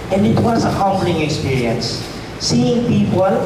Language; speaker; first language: English; non-native, local second language; Filipino